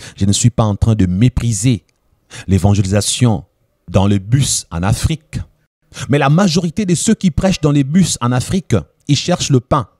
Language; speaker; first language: French; non-native, local second language; Lingala